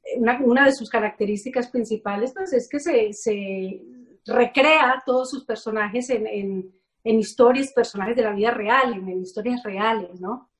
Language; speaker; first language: Spanish; native; Spanish